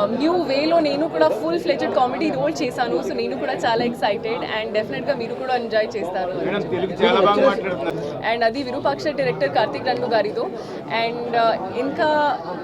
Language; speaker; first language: Telugu; non-native, fluent; Hindi